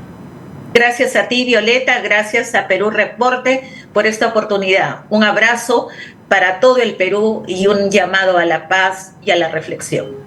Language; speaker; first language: Spanish; native; Spanish